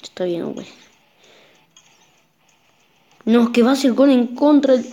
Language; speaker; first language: Spanish; native; Spanish